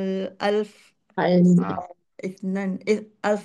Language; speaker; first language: Arabic; non-native, learner; Malay